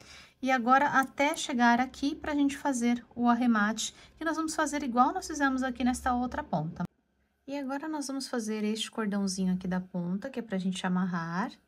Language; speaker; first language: Portuguese; native; Portuguese